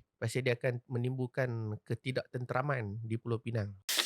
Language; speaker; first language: Malay; native; Malay